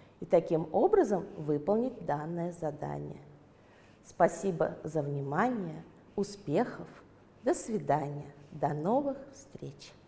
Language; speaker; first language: Russian; native; Russian